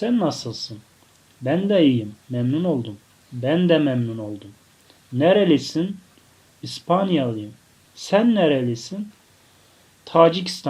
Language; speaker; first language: Turkish; non-native, fluent; Tajik